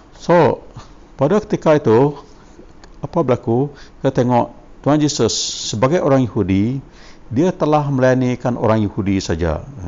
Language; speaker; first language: Malay; non-native, local second language; Iban